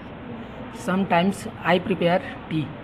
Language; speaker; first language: English; non-native, learner; Hindi